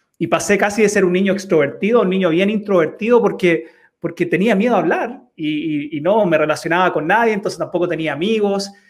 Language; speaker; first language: Spanish; early bilingual, heritage; Spanish